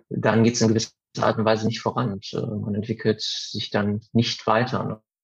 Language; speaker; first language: German; early bilingual, other home language; Italian